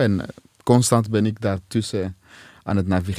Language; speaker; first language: Dutch; non-native, fluent; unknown